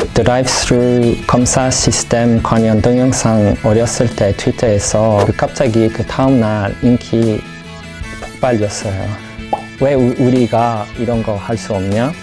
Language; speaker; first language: Korean; non-native, fluent; English